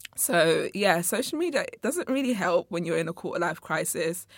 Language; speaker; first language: English; native; English